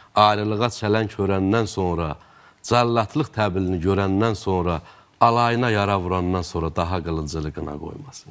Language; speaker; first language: Azerbaijani; native; Azerbaijani